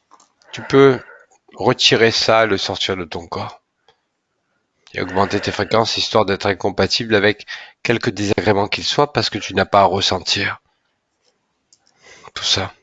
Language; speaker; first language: French; native; French